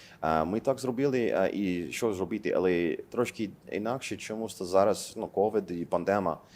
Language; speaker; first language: Ukrainian; non-native, learner; English